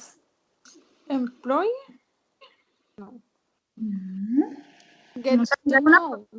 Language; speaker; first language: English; non-native, learner; Spanish